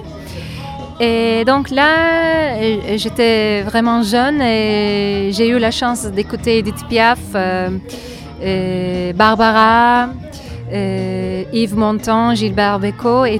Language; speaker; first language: French; non-native, fluent; Turkish